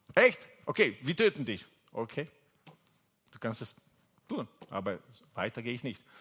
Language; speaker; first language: German; non-native, fluent; Italian